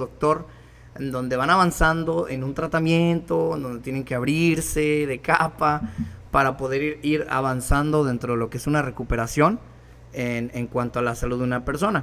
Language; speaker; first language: Spanish; native; Spanish